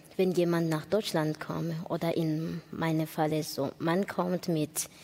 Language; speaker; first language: German; non-native, learner; Kinyarwanda